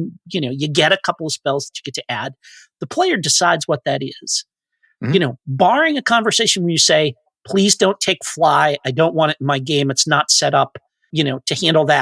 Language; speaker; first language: English; native; English